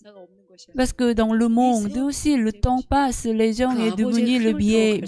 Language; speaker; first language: French; non-native, learner; Korean